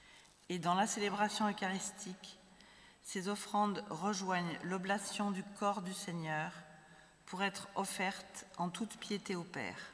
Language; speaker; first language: French; native; French